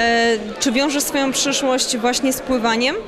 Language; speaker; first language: Polish; native; Polish